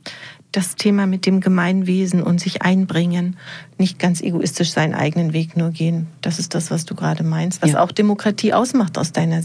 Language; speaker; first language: German; native; German